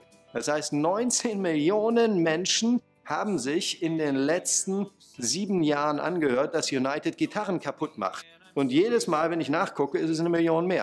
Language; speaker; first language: German; native; German